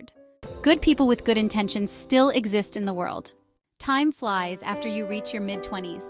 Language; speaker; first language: English; native; English